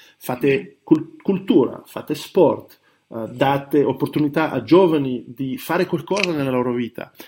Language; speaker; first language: Italian; early bilingual, heritage; Italian